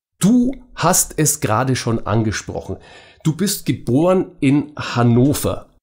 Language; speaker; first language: German; native; German